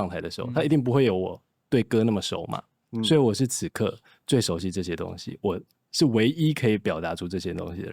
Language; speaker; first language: Chinese; native; Chinese